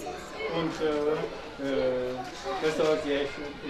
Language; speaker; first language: German; non-native, fluent; Ewe